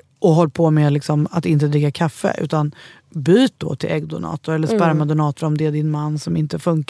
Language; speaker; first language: Swedish; native; Swedish